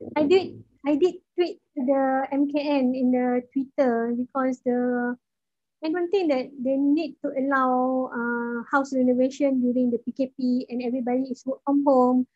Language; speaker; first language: English; non-native, local second language; Malay